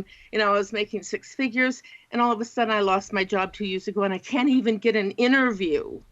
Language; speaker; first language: English; native; English